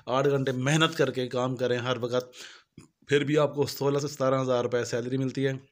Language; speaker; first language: Urdu; non-native, local second language; Punjabi